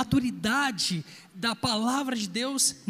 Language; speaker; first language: Portuguese; native; Portuguese